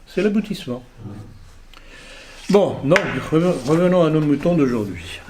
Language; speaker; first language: French; native; French